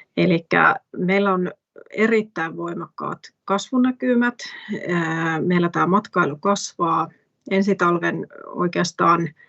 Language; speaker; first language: Finnish; native; Finnish